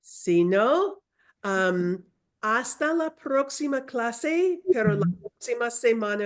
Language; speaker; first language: Spanish; non-native, learner; English